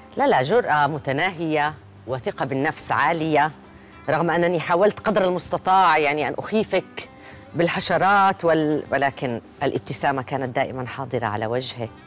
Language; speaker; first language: Arabic; native; Arabic